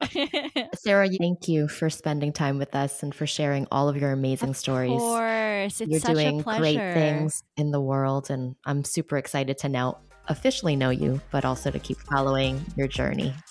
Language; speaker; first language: English; native; English